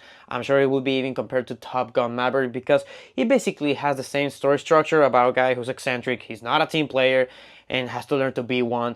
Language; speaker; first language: English; non-native, fluent; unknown